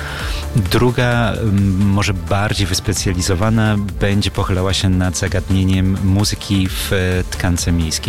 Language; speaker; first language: Polish; native; Polish